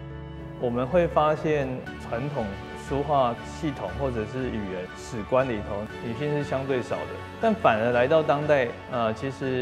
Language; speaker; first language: Chinese; native; Chinese